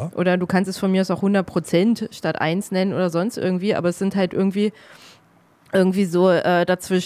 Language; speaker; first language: German; native; German